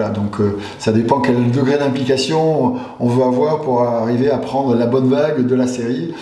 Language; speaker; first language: French; native; French